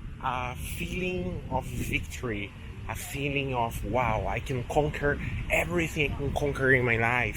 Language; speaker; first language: English; non-native, local second language; Portuguese